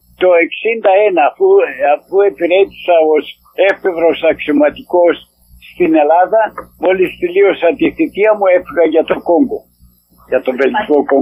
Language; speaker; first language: Greek; native; Greek